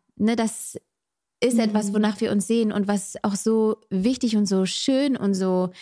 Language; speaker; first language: German; non-native, fluent; French